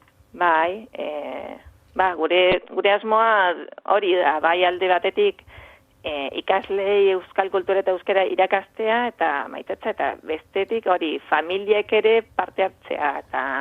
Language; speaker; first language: Basque; non-native, fluent; Spanish